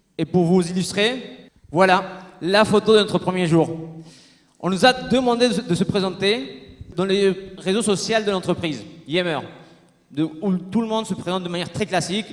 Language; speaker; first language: French; non-native, fluent; Spanish